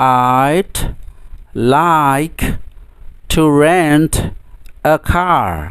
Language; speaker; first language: English; non-native, fluent; Indonesian